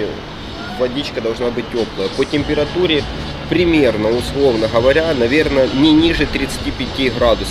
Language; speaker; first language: Russian; native; Russian